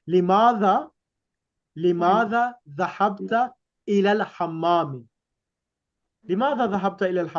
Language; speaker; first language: Arabic; non-native, fluent; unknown